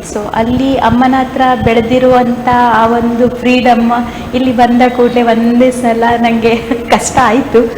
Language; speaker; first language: Kannada; non-native, local second language; Konkani